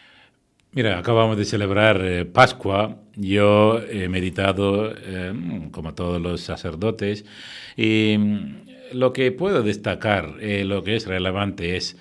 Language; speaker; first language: Spanish; non-native, fluent; Tamil